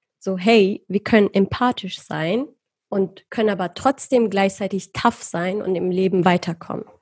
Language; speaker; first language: German; early bilingual, other home language; Persian